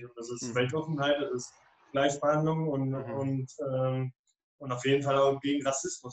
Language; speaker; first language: German; native; German